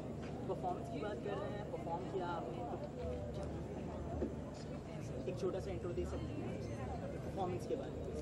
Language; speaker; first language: Hindi; native; Hindi